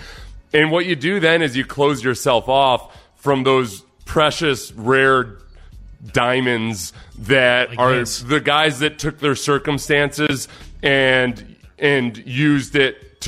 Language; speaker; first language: English; native; English